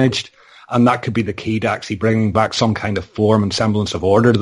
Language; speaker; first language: English; native; English